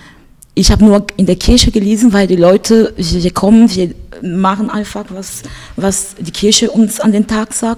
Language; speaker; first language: German; non-native, fluent; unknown